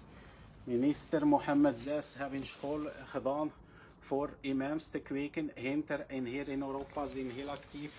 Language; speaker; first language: Dutch; non-native, learner; Arabic